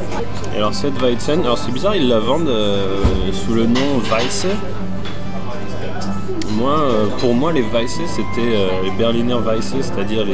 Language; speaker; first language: French; native; French